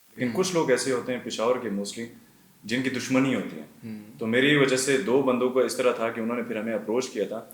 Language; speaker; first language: Urdu; non-native, local second language; Pashto